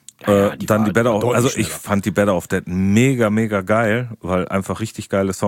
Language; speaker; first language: German; native; German